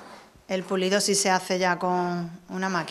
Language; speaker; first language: Spanish; native; Spanish